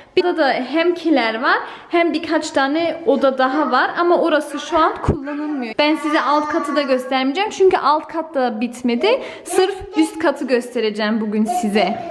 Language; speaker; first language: Turkish; early bilingual, heritage; Turkish